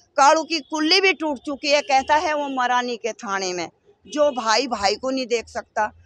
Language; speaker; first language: Hindi; native; Hindi